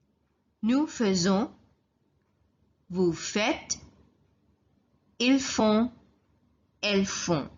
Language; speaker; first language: French; non-native, fluent; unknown